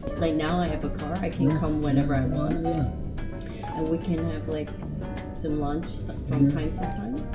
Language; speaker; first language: English; non-native, learner; Korean